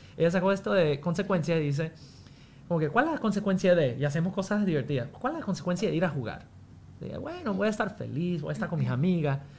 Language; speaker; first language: Spanish; non-native, fluent; English